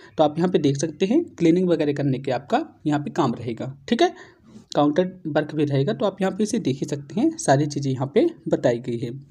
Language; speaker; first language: Hindi; native; Hindi